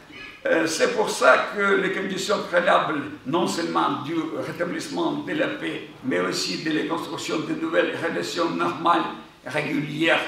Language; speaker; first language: French; non-native, fluent; Ukrainian